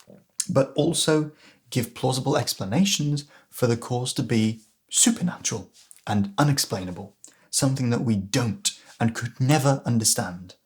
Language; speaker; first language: English; native; English